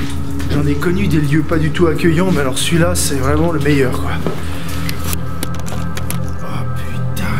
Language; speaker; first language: French; native; French